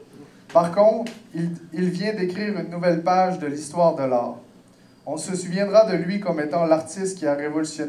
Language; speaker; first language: French; native; French